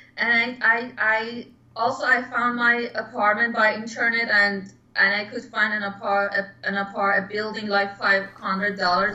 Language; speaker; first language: English; non-native, learner; Persian